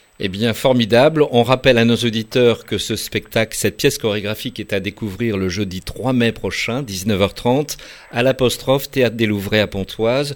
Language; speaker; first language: French; native; French